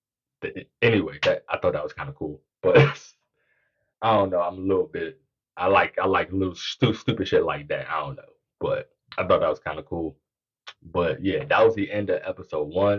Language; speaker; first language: English; native; English